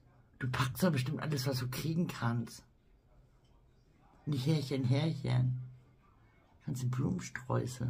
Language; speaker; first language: German; native; German